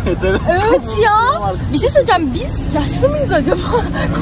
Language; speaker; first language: Turkish; native; Turkish